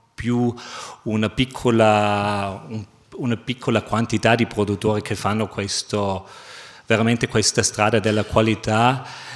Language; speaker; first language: Italian; non-native, fluent; German